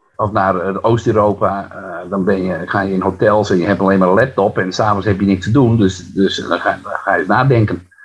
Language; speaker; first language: Dutch; non-native, local second language; Western Frisian